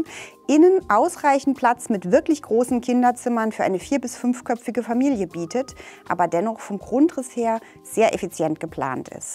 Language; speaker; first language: German; native; German